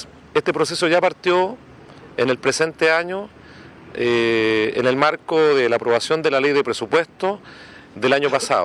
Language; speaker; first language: Spanish; native; Spanish